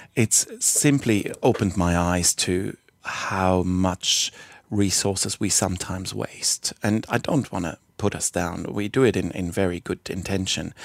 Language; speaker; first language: English; non-native, fluent; Swiss German